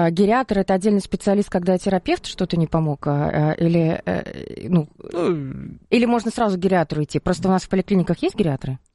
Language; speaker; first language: Russian; native; Russian